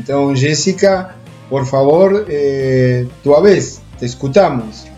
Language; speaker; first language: Portuguese; non-native, fluent; Spanish